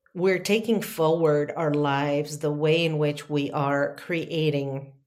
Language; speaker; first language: English; non-native, fluent; Spanish